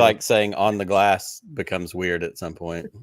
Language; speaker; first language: English; native; English